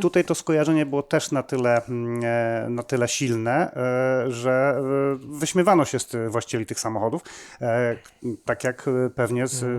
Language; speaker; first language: Polish; native; Polish